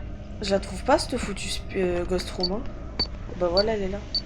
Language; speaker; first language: French; native; French